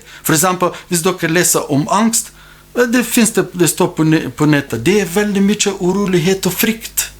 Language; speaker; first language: Norwegian; non-native, fluent; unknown